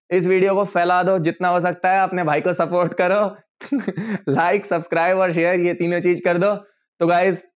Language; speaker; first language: Hindi; native; Hindi